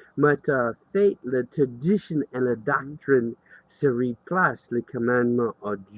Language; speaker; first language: French; non-native, learner; English